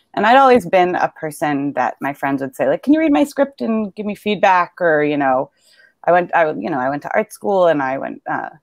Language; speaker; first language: English; native; English